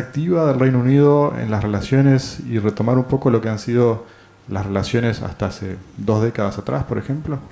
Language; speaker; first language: Spanish; native; Spanish